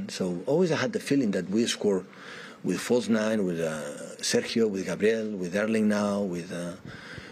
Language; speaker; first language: English; non-native, fluent; Spanish